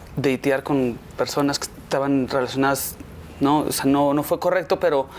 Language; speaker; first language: Spanish; native; Spanish